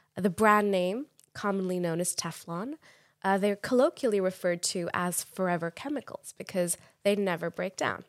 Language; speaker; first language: English; non-native, local second language; Urdu